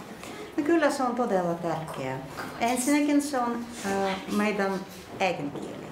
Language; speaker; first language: Finnish; non-native, fluent; Russian